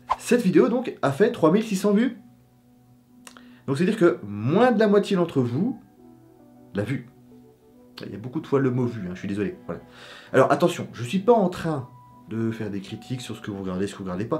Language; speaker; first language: French; native; French